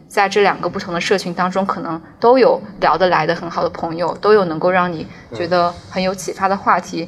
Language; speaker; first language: Chinese; native; Chinese